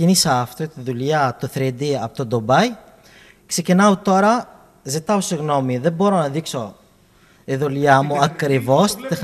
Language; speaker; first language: Greek; non-native, fluent; Arabic